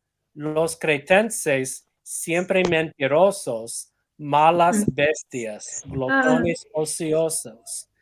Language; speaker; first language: Spanish; non-native, fluent; English